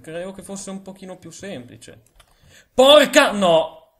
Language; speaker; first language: Italian; native; Italian